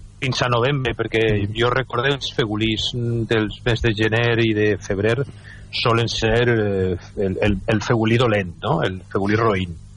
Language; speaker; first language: Catalan; native; Catalan